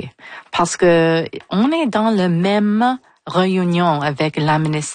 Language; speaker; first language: French; non-native, local second language; English